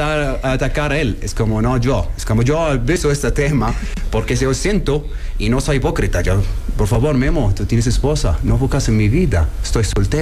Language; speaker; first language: Spanish; non-native, learner; Arabic